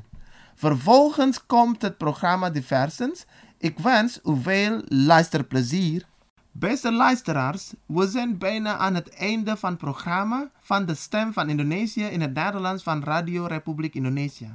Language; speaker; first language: Dutch; non-native, learner; Indonesian